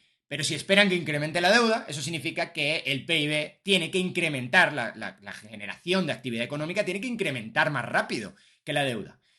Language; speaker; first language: Spanish; native; Spanish